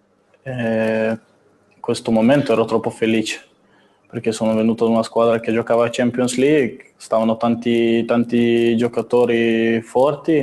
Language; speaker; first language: Italian; non-native, fluent; Serbian